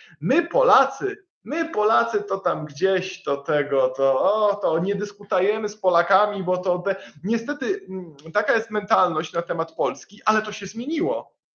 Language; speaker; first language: Polish; native; Polish